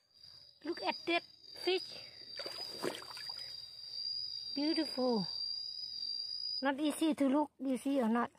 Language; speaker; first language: English; non-native, learner; Thai